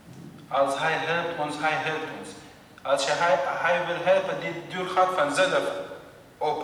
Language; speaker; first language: Dutch; non-native, learner; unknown